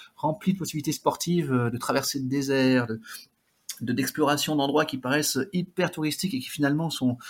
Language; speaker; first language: French; native; French